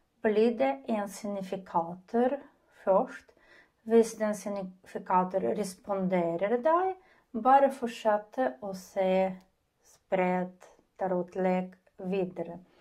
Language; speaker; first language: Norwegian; non-native, learner; Ukrainian